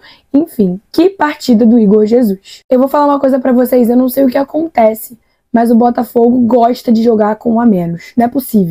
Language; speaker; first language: Portuguese; native; Portuguese